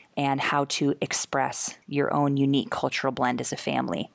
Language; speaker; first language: English; native; English